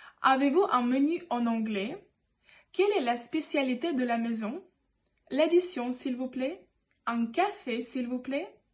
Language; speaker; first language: French; non-native, fluent; Ukrainian